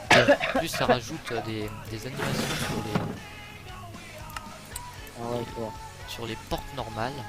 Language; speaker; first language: French; native; French